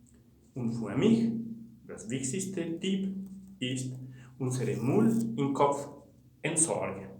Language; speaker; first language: German; non-native, fluent; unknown